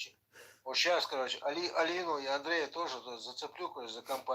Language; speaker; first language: Russian; non-native, local second language; Chechen